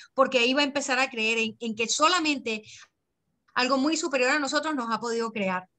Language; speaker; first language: Spanish; native; Spanish